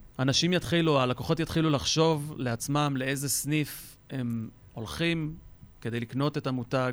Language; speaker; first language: Hebrew; native; Hebrew